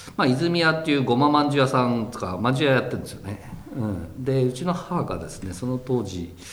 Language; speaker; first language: Japanese; native; Japanese